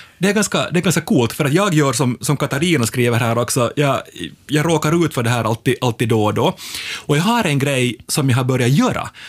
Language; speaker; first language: Swedish; native; Swedish